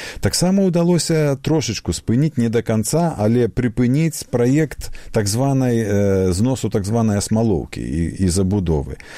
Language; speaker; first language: Belarusian; native; Belarusian